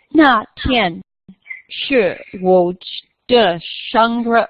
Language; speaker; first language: Chinese; non-native, learner; English